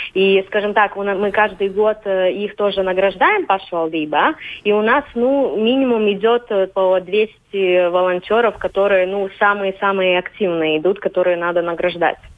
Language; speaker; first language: Russian; non-native, local second language; Latvian